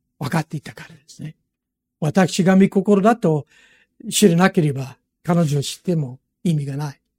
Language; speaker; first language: Japanese; non-native, fluent; English